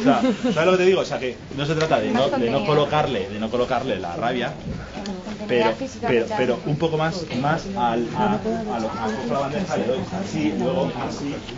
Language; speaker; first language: Spanish; native; Spanish